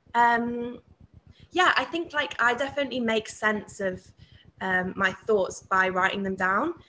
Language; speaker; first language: English; native; English